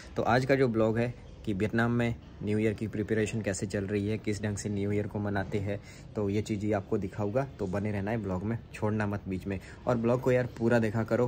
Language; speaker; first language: Hindi; native; Hindi